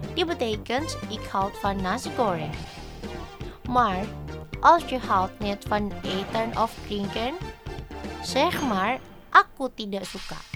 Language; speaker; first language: Dutch; non-native, learner; Indonesian